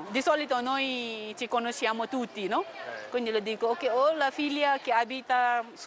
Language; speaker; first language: Italian; non-native, fluent; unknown